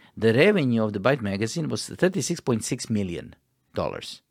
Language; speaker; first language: English; non-native, fluent; Croatian